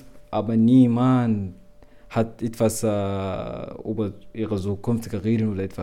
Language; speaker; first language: German; non-native, learner; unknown